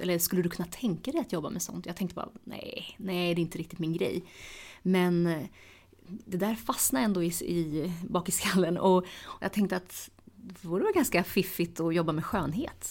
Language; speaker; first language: Swedish; early bilingual, other home language; Tigrinya